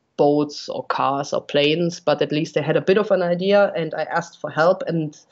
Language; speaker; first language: English; non-native, fluent; German